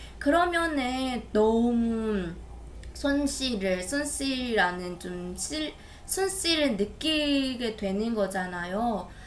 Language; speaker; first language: Korean; non-native, fluent; Burmese